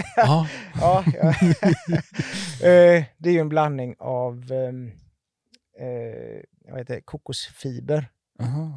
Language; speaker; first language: Swedish; native; Swedish